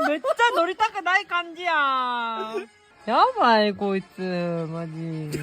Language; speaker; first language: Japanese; non-native, fluent; Korean